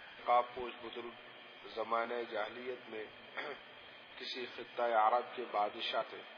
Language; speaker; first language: Urdu; non-native, local second language; Pashto